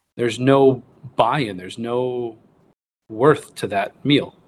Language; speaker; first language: English; native; English